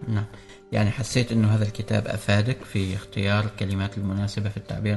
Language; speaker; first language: Arabic; native; Arabic